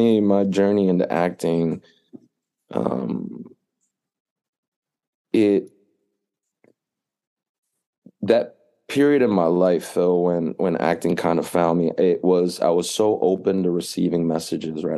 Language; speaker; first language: English; native; English